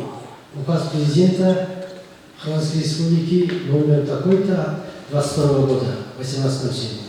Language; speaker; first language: Russian; non-native, local second language; Kazakh